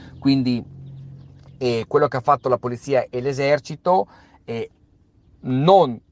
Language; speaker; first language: Italian; native; Italian